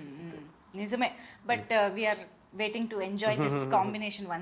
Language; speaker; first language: Telugu; native; Telugu